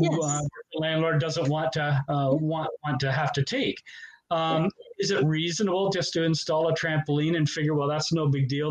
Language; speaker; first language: English; native; English